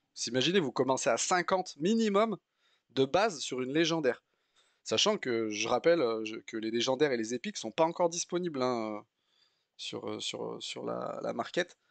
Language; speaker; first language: French; native; French